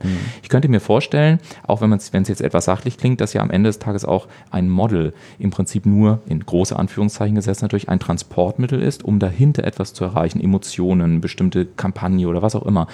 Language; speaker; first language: German; native; German